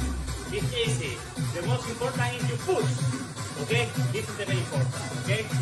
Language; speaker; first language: English; non-native, learner; Spanish